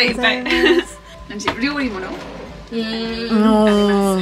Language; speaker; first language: Japanese; non-native, learner; English